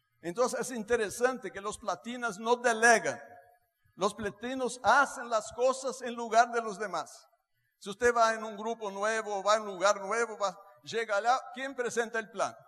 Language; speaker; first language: Spanish; non-native, fluent; Portuguese